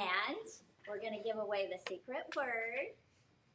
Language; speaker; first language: English; native; English